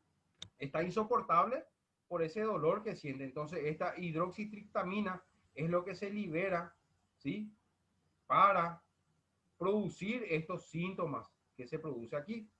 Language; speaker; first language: Spanish; native; Spanish